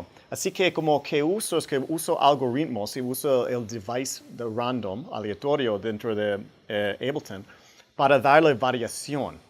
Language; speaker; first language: Spanish; non-native, fluent; English